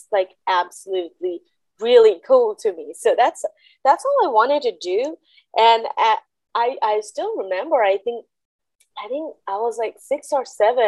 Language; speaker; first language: English; non-native, local second language; Bangla